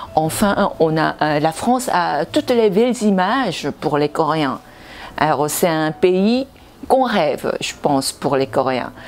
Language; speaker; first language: French; non-native, fluent; Korean